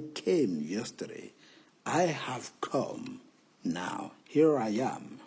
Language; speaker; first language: English; non-native, fluent; French